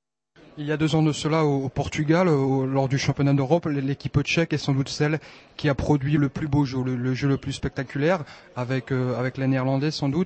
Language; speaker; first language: French; native; French